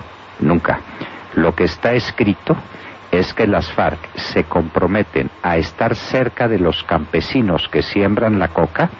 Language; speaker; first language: Spanish; native; Spanish